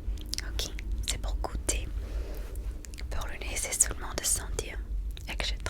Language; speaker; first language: French; non-native, fluent; English